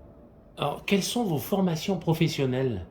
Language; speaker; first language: French; native; French